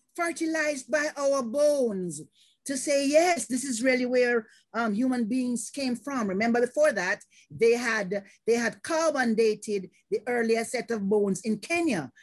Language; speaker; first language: English; native; English